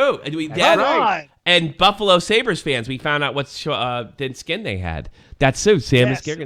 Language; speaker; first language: English; native; English